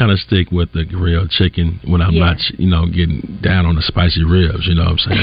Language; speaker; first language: English; native; English